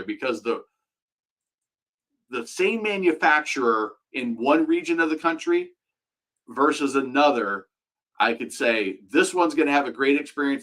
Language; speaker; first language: English; native; English